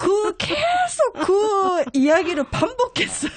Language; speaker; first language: Korean; non-native, fluent; Japanese